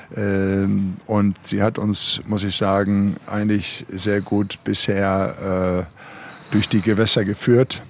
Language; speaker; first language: German; native; German